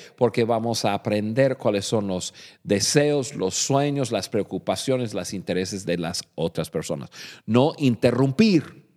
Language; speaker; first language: Spanish; non-native, fluent; English